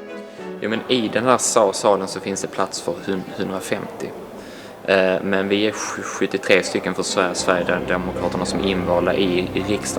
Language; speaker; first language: Swedish; native; Swedish